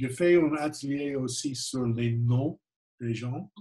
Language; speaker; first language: French; non-native, fluent; English